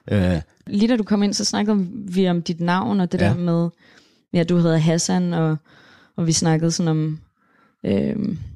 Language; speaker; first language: Danish; native; Danish